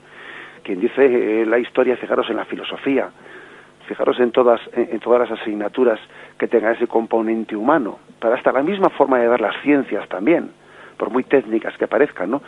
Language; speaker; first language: Spanish; native; Spanish